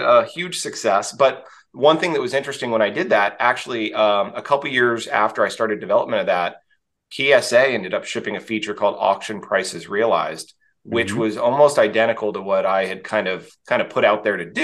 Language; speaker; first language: English; native; English